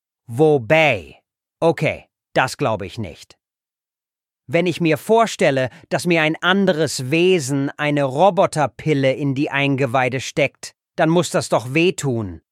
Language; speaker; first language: German; native; German